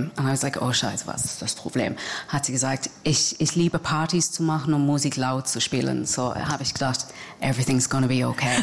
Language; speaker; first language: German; non-native, learner; English